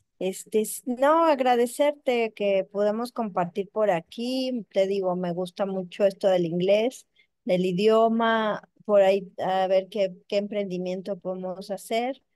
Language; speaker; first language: Spanish; native; Spanish